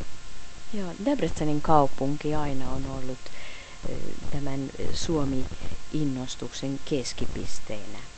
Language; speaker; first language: Finnish; non-native, fluent; Hungarian